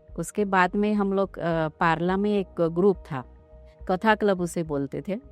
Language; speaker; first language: Hindi; non-native, local second language; Marathi